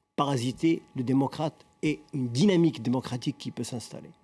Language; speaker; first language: French; non-native, local second language; Arabic